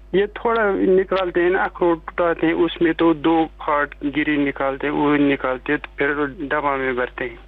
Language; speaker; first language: Hindi; non-native, local second language; Kashmiri